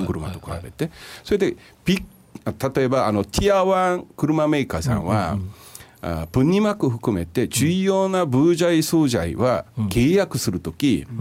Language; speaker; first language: Japanese; non-native, fluent; Korean